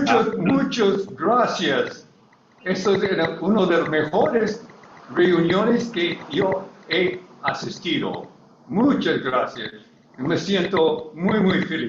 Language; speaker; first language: Spanish; non-native, learner; English